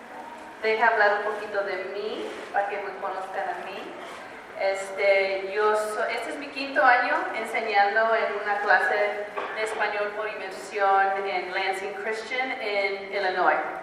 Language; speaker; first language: Spanish; early bilingual, heritage; Spanish